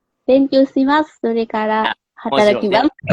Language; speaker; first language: Japanese; non-native, learner; Nepali